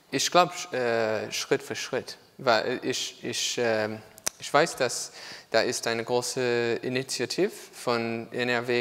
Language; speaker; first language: German; non-native, learner; English